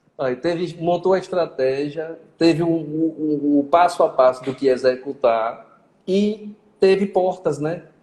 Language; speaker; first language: Portuguese; native; Portuguese